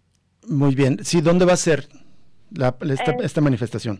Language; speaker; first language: Spanish; native; Spanish